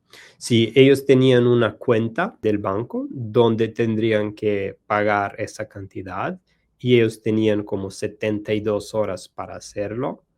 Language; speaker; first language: Spanish; non-native, learner; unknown